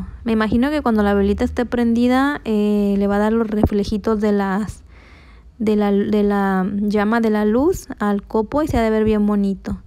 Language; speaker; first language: Spanish; native; Spanish